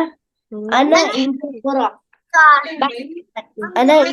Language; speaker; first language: Arabic; non-native, learner; Urdu